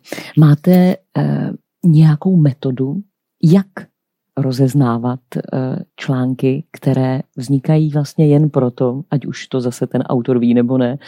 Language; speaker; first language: Czech; native; Czech